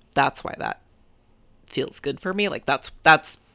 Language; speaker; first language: English; early bilingual, other home language; Japanese